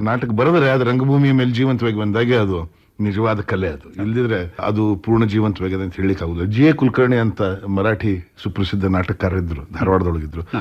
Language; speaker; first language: Kannada; non-native, local second language; Konkani